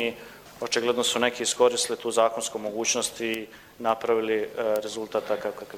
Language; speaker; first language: Croatian; native; Croatian